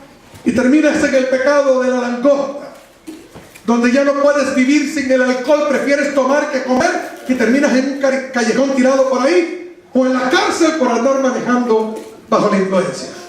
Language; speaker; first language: Spanish; native; Spanish